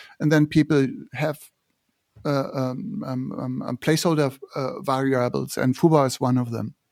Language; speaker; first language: English; non-native, fluent; German